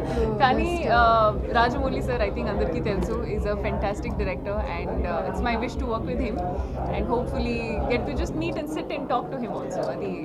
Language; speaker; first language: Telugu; non-native, learner; Hindi